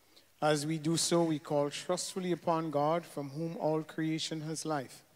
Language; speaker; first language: English; native; English